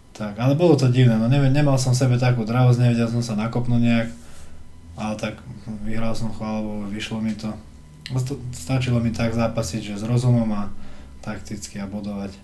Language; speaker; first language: Slovak; early bilingual, heritage; Slovak